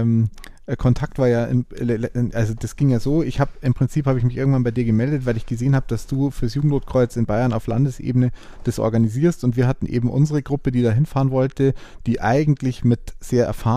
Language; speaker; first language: German; native; German